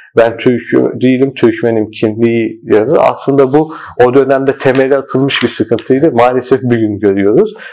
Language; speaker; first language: Turkish; early bilingual, heritage; Turkish